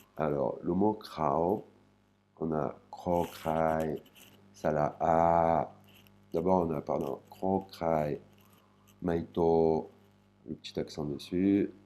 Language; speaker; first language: French; native; French